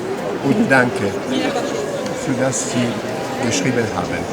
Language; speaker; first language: German; non-native, learner; Italian